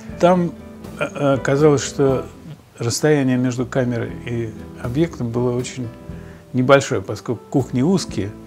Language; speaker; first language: Russian; native; Russian